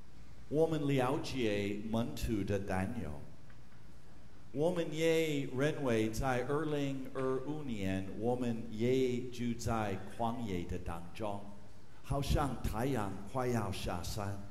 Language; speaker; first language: Chinese; non-native, fluent; English